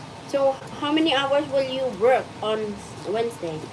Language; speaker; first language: English; non-native, local second language; Filipino